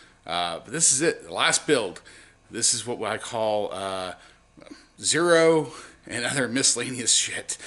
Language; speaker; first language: English; native; English